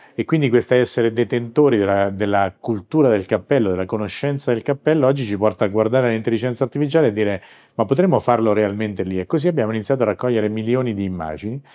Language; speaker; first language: Italian; native; Italian